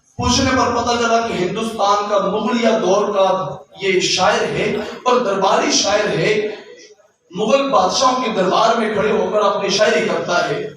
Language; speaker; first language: Urdu; non-native, local second language; Punjabi